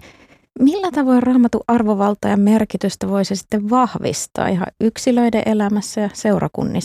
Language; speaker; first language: Finnish; native; Finnish